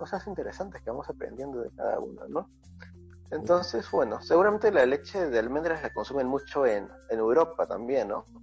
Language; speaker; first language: Spanish; native; Spanish